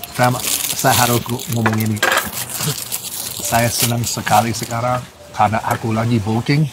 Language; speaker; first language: Indonesian; non-native, fluent; English